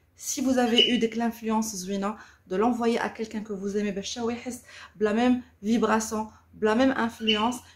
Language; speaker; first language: French; non-native, local second language; Arabic